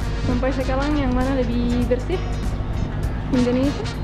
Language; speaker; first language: Indonesian; non-native, fluent; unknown